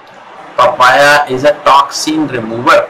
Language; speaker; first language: English; non-native, local second language; Hindi